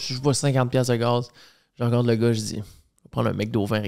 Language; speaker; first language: French; native; French